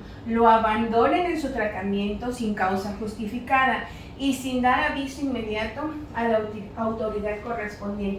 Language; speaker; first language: Spanish; native; Spanish